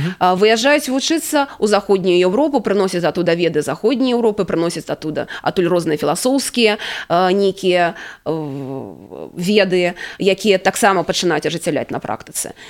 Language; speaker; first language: Belarusian; native; Belarusian